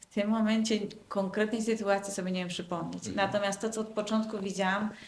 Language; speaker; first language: Polish; native; Polish